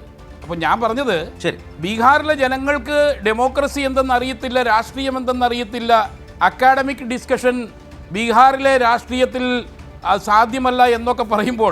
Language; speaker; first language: Malayalam; native; Malayalam